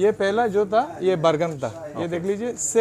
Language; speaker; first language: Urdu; non-native, fluent; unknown